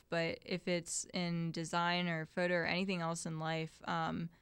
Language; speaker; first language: English; native; English